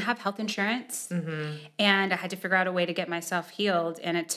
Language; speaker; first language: English; native; English